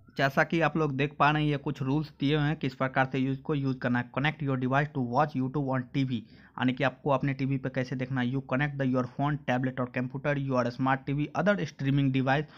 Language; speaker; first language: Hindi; native; Hindi